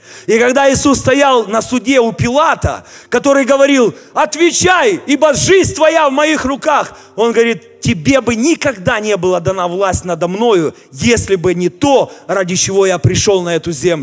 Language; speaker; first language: Russian; native; Russian